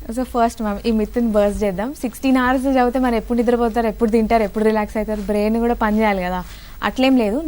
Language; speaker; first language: Telugu; native; Telugu